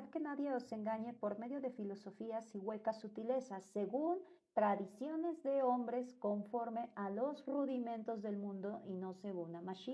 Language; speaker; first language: Spanish; native; Spanish